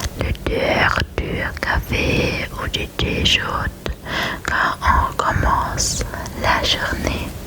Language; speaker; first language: French; non-native, learner; German